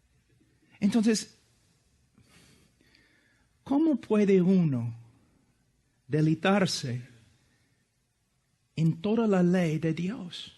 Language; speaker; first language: Spanish; non-native, fluent; English